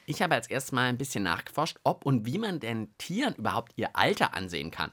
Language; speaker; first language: German; native; German